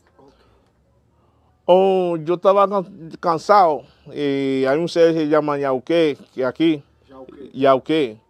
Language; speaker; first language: Spanish; non-native, learner; Haitian Creole